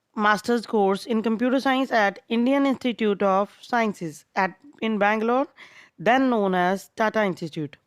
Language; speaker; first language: English; non-native, local second language; Punjabi